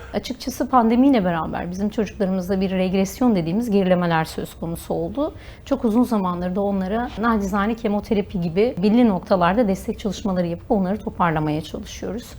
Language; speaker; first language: Turkish; native; Turkish